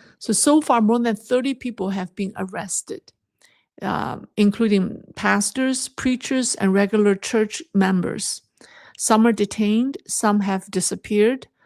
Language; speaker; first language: English; non-native, fluent; Chinese